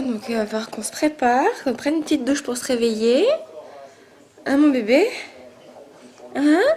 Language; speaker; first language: French; native; French